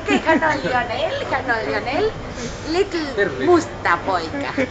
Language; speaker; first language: Finnish; non-native, learner; Spanish